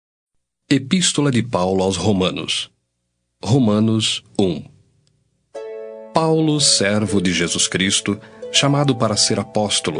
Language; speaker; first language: Portuguese; native; Portuguese